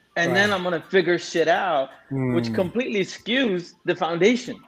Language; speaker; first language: English; non-native, local second language; Tamil